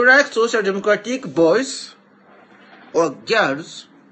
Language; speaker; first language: English; non-native, learner; Japanese